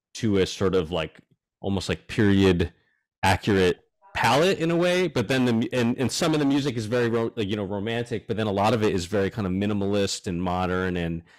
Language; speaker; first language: English; native; English